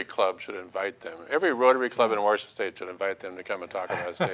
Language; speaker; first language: English; native; English